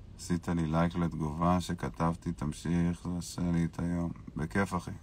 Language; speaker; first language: Hebrew; native; Hebrew